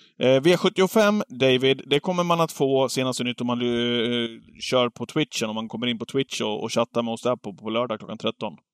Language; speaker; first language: Swedish; native; Swedish